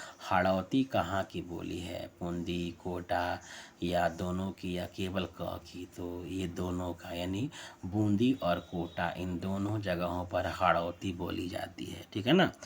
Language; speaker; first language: Hindi; native; Hindi